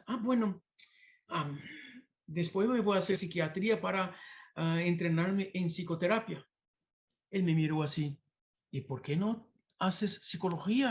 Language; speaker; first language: Spanish; non-native, fluent; Portuguese